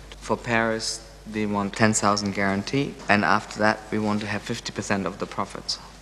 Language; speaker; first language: English; non-native, fluent; German